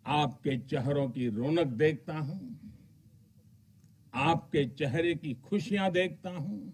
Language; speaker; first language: Hindi; non-native, local second language; Gujarati